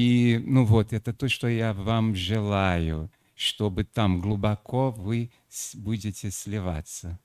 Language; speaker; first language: Russian; non-native, fluent; Portuguese